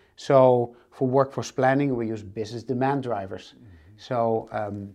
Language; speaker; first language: English; non-native, fluent; Dutch